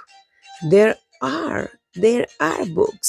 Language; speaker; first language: English; non-native, fluent; Spanish